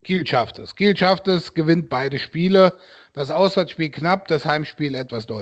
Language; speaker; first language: German; native; German